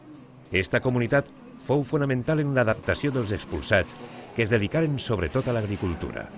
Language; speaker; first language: Catalan; native; Catalan